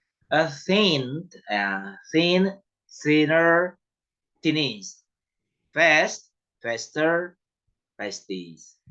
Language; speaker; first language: English; non-native, fluent; Indonesian